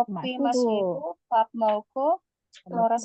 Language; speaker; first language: Korean; non-native, learner; Indonesian